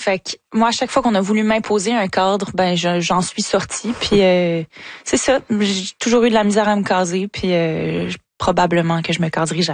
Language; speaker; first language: French; native; French